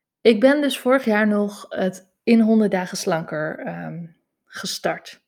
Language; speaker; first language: Dutch; native; Dutch